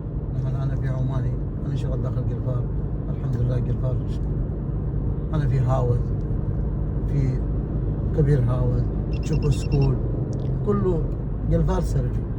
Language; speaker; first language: Arabic; non-native, learner; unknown